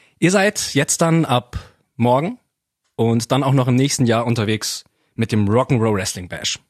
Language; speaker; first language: German; native; German